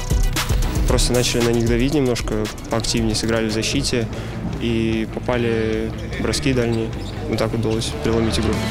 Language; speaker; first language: Russian; native; Russian